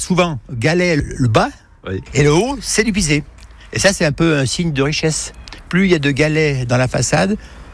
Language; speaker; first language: French; native; French